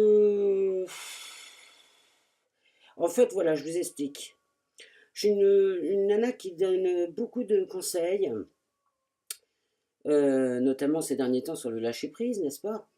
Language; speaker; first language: French; native; French